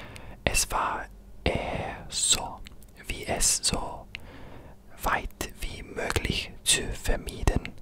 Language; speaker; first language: German; non-native, learner; English